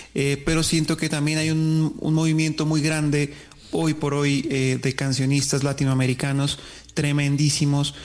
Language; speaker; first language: Spanish; native; Spanish